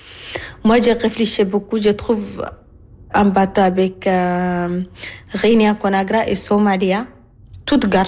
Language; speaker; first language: French; non-native, learner; Arabic